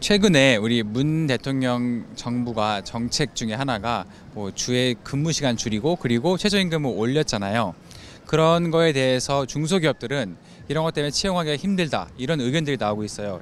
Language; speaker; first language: Korean; native; Korean